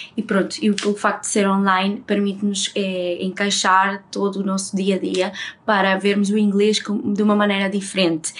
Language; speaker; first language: Portuguese; non-native, fluent; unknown